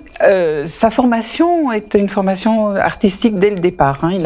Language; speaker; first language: French; native; French